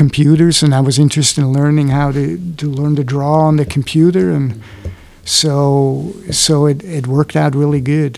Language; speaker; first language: English; non-native, fluent; Swiss German